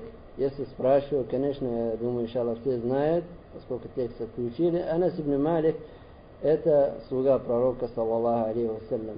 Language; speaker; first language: Russian; non-native, learner; Arabic